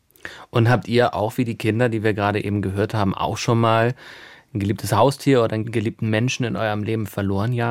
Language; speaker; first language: German; native; German